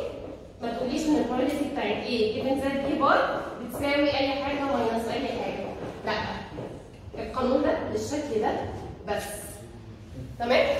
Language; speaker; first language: Arabic; native; Arabic